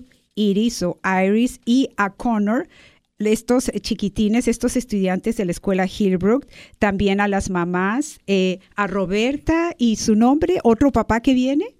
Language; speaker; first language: Spanish; native; Spanish